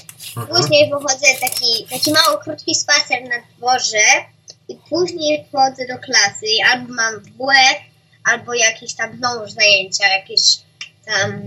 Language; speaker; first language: Polish; early bilingual, heritage; Polish